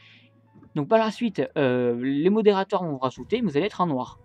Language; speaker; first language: French; native; French